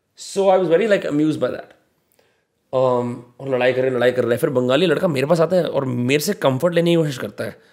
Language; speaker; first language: Hindi; native; Hindi